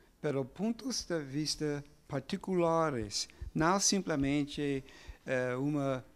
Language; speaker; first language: Portuguese; non-native, learner; English